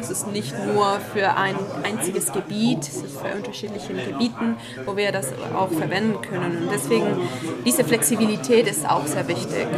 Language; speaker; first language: German; non-native, fluent; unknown